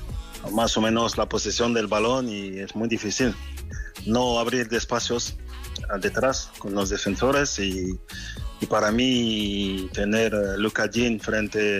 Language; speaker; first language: Spanish; non-native, fluent; French